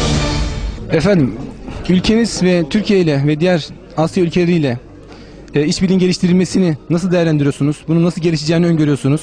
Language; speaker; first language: Turkish; native; Turkish